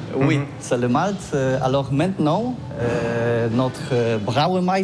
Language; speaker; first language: French; non-native, learner; Polish